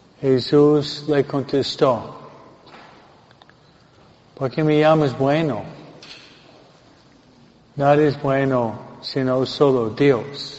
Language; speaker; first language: Spanish; non-native, fluent; English